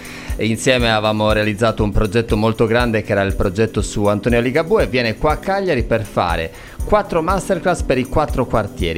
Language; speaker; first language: Italian; native; Italian